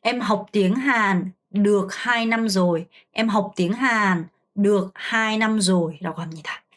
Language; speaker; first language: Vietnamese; non-native, fluent; Korean